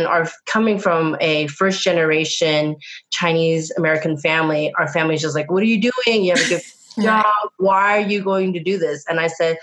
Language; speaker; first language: English; native; English